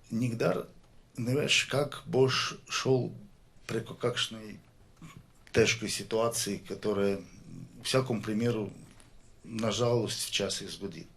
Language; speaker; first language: Slovenian; non-native, learner; Russian